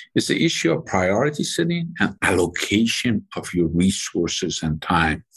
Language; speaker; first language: English; non-native, fluent; Persian